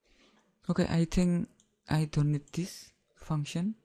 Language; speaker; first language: English; non-native, learner; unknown